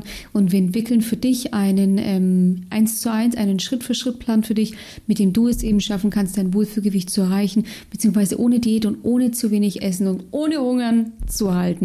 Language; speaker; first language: German; native; German